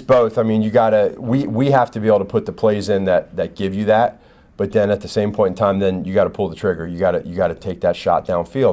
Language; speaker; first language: English; native; English